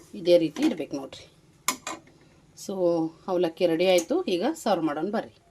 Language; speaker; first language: Kannada; native; Kannada